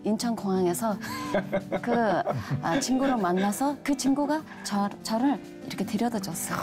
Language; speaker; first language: Korean; non-native, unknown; Mongolian